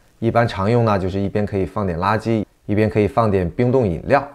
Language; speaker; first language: Chinese; native; Chinese